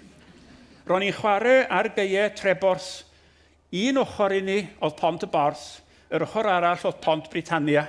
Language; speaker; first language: Welsh; native; Welsh